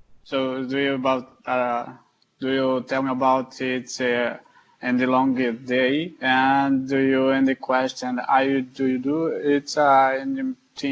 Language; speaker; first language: English; non-native, learner; Portuguese